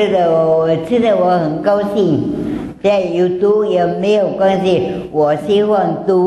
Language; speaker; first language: Chinese; non-native, local second language; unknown